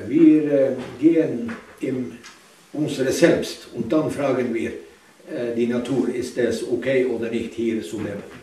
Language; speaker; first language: German; non-native, learner; Northern Sami